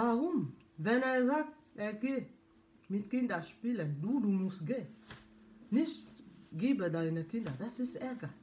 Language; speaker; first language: German; non-native, learner; French